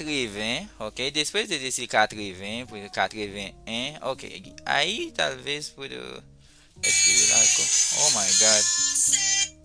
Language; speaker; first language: Spanish; non-native, fluent; Haitian Creole